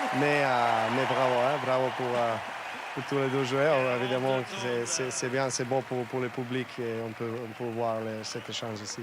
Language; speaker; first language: French; non-native, learner; Serbian